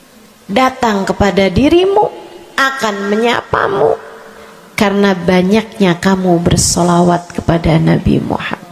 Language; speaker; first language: Indonesian; native; Indonesian